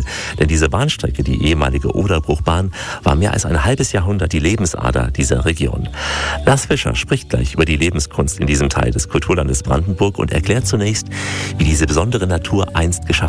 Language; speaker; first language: German; native; German